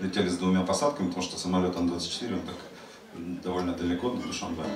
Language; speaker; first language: Russian; native; Russian